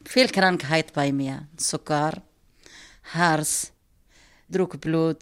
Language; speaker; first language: German; non-native, learner; Arabic